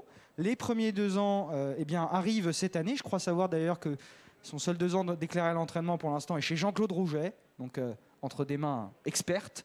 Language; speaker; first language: French; native; French